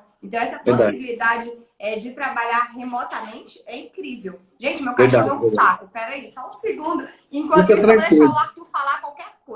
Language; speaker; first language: Portuguese; native; Portuguese